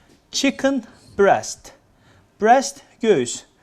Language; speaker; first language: English; non-native, fluent; Turkish